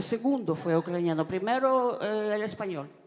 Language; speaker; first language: Spanish; non-native, fluent; Ukrainian